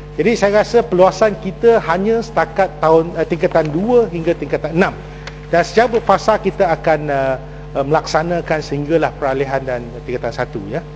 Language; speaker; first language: Malay; non-native, local second language; Chinese